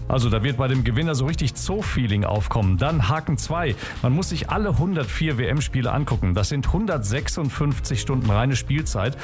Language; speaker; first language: German; native; German